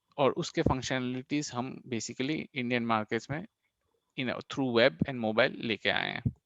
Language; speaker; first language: Hindi; non-native, local second language; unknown